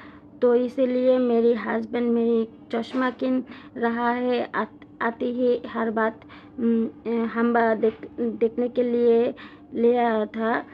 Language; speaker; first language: Hindi; non-native, learner; Bangla